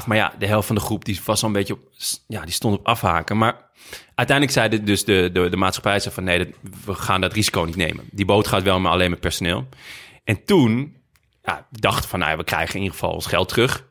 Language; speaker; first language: Dutch; native; Dutch